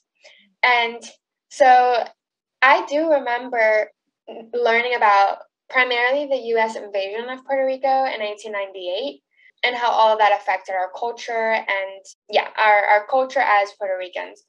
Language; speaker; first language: English; early bilingual, other home language; Spanish